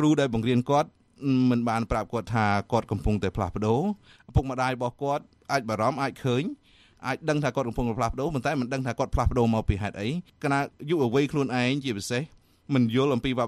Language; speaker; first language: Khmer; native; Khmer